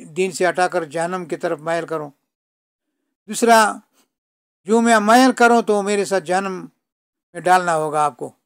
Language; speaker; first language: Urdu; non-native, local second language; Pashto